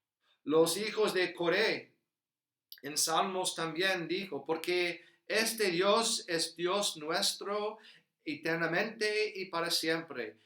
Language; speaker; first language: Spanish; non-native, fluent; English